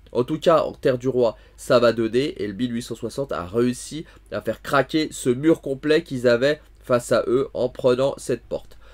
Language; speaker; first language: French; native; French